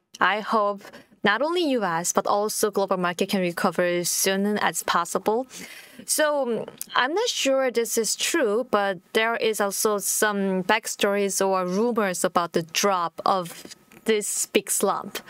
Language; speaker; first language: English; non-native, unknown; Korean